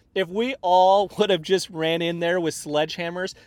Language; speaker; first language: English; native; English